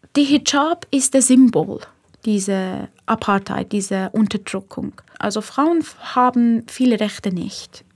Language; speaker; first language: German; non-native, fluent; Persian